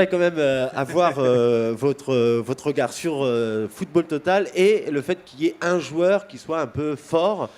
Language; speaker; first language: French; native; French